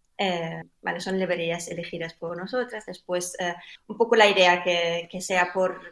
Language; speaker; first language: Spanish; non-native, fluent; German